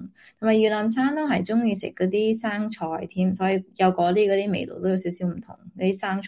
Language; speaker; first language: Cantonese; early bilingual, heritage; Cantonese